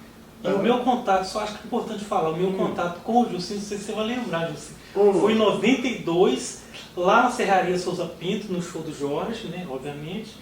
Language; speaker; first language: Portuguese; native; Portuguese